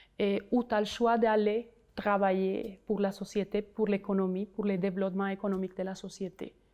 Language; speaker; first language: French; non-native, fluent; Spanish